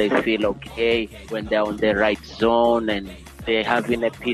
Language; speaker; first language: English; non-native, local second language; Giryama